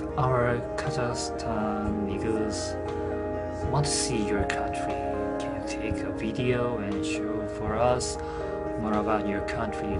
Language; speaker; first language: English; non-native, learner; Korean